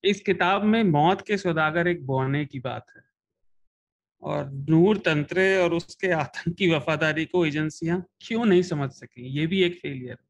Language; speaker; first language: Hindi; native; Hindi